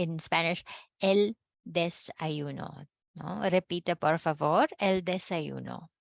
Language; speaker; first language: Spanish; non-native, fluent; Filipino